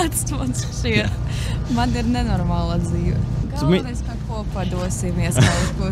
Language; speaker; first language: Latvian; non-native, local second language; Russian